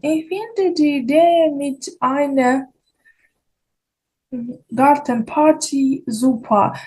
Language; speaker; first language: German; non-native, fluent; Ukrainian